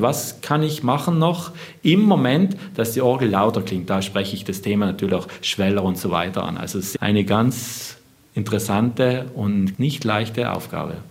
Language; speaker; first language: German; native; German